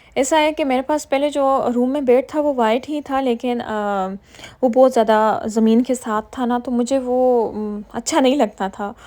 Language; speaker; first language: Urdu; native; Urdu